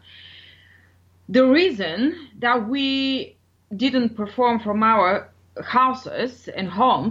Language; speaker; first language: English; non-native, fluent; Bulgarian